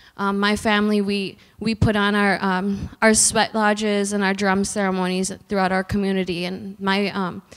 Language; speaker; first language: English; native; English